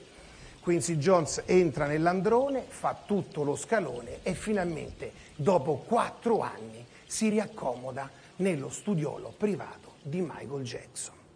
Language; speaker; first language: Italian; native; Italian